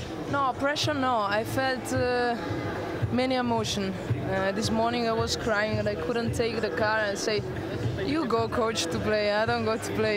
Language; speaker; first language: English; non-native, learner; Italian